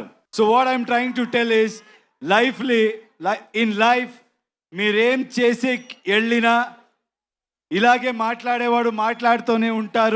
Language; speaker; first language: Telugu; non-native, fluent; Kannada